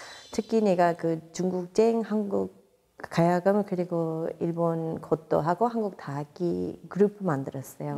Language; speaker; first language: Korean; non-native, fluent; English